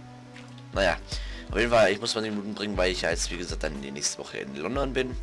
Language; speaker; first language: German; native; German